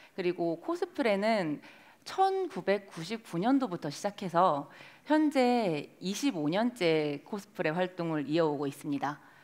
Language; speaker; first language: Korean; native; Korean